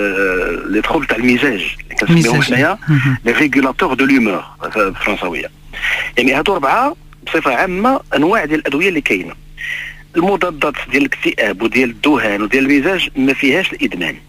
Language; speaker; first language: Arabic; native; Arabic